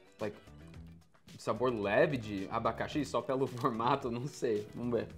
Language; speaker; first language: Portuguese; non-native, fluent; English